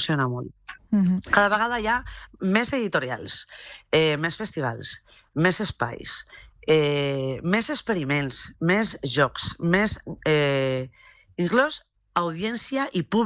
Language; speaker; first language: Catalan; non-native, local second language; Spanish